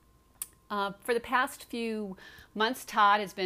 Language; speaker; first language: English; native; English